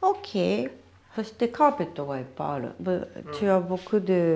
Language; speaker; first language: French; non-native, learner; Japanese